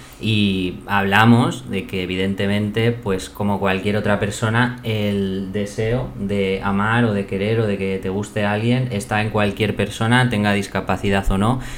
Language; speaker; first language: Spanish; native; Spanish